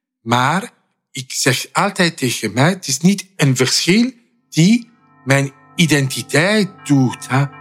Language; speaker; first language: Dutch; non-native, fluent; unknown